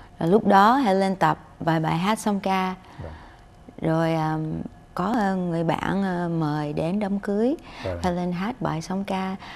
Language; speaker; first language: Vietnamese; non-native, fluent; English